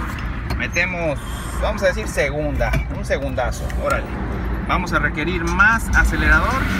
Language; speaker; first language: Spanish; native; Spanish